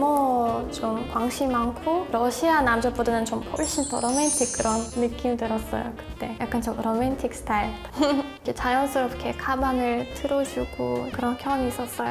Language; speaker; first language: Korean; non-native, fluent; Russian